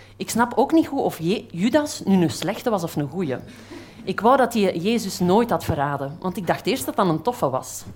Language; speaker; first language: Dutch; native; Dutch